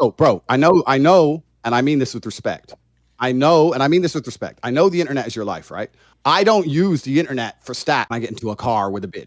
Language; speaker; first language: English; native; English